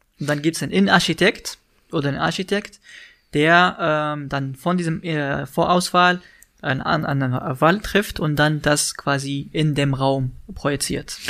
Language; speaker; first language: German; non-native, fluent; Arabic